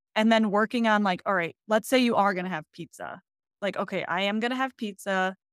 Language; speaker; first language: English; native; English